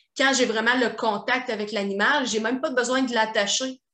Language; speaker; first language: French; native; French